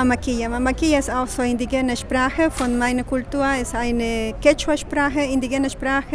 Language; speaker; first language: German; non-native, fluent; Spanish